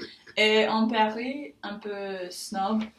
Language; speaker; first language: French; non-native, learner; English